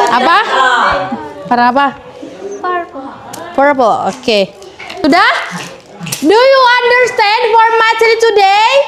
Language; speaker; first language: English; non-native, learner; Indonesian